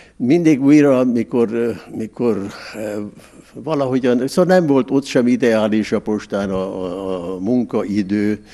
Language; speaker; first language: Hungarian; native; Hungarian